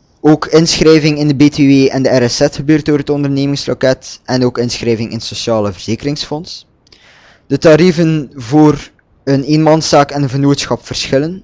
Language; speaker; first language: Dutch; native; Dutch